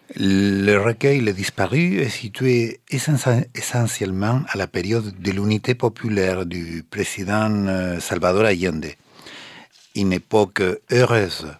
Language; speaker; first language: French; early bilingual, other home language; Spanish